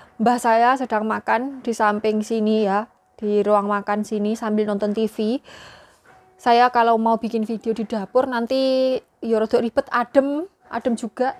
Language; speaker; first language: Indonesian; non-native, local second language; Javanese